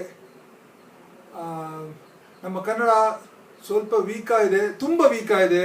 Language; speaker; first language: Kannada; non-native, learner; Hindi